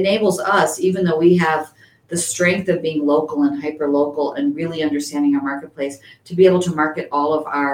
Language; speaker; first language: English; native; English